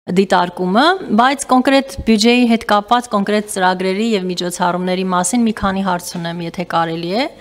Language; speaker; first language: Armenian; native; Armenian